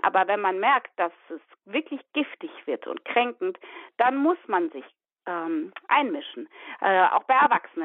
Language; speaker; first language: German; native; German